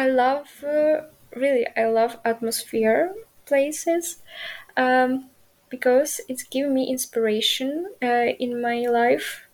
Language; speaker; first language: English; non-native, learner; Ukrainian